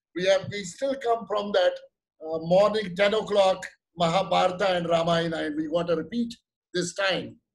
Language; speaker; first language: English; non-native, local second language; Kashmiri